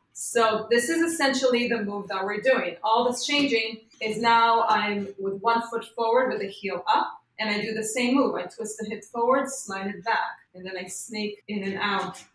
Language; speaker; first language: English; non-native, fluent; Hebrew